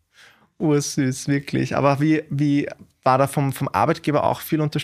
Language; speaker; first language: German; native; German